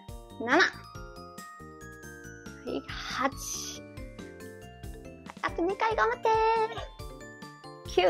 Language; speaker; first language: Japanese; native; Japanese